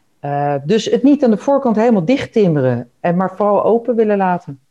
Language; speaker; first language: Dutch; native; Dutch